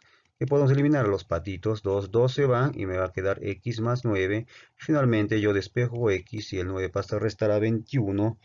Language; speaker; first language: Spanish; native; Spanish